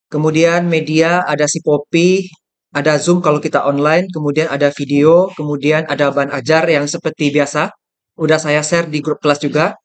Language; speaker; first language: Indonesian; native; Indonesian